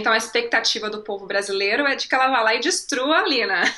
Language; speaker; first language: Portuguese; native; Portuguese